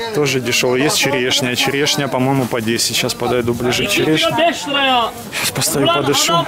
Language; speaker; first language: Russian; native; Russian